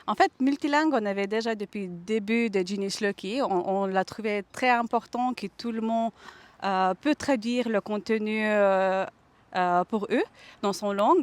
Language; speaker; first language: French; non-native, fluent; Lithuanian